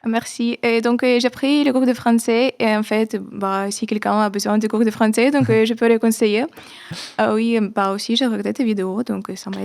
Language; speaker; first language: French; non-native, fluent; Ukrainian